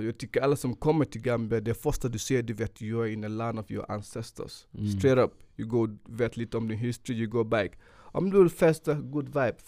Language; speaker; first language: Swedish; non-native, fluent; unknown